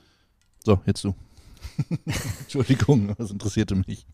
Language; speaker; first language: German; native; German